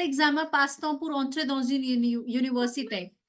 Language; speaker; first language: French; non-native, fluent; Hindi